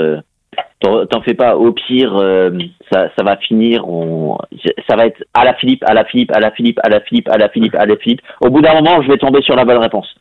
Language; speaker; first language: French; native; French